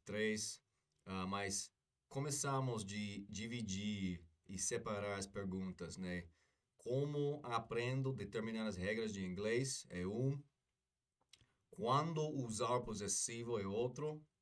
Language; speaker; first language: Portuguese; non-native, fluent; English